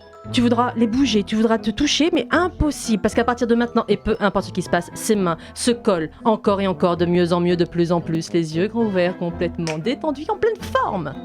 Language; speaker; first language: French; native; French